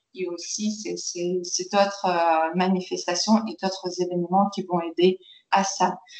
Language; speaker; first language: French; non-native, fluent; Ukrainian